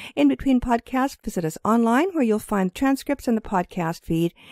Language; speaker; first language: English; early bilingual, other home language; Ukrainian